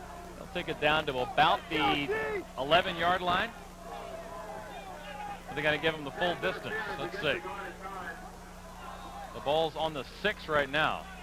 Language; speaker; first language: English; native; English